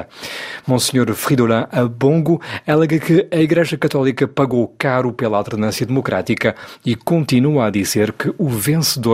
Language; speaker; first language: Portuguese; native; Portuguese